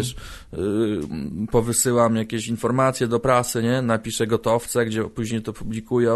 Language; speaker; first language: Polish; native; Polish